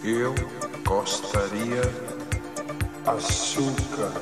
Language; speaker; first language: Portuguese; non-native, learner; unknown